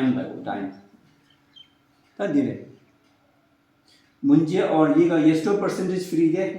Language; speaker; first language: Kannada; non-native, local second language; Tibetan